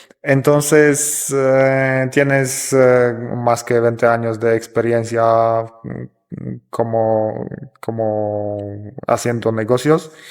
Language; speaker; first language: Spanish; non-native, fluent; Polish